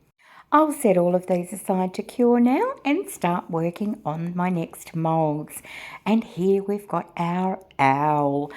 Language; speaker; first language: English; native; English